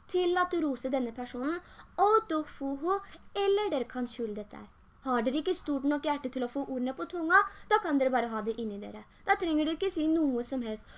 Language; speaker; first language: Norwegian; early bilingual, other home language; Urdu